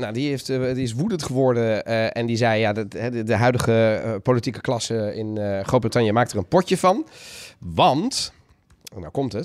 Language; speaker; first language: Dutch; native; Dutch